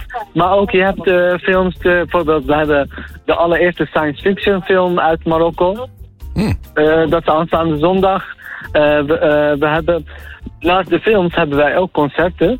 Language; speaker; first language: Dutch; non-native, fluent; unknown